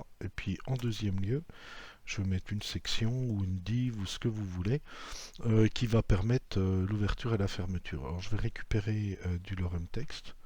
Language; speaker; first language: French; native; French